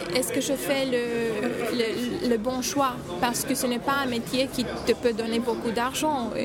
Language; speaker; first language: French; non-native, fluent; Romanian